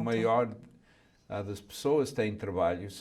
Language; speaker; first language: Portuguese; early bilingual, heritage; Portuguese